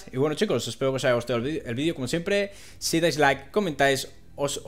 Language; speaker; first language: Spanish; native; Spanish